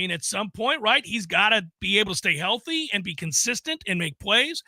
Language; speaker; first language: English; native; English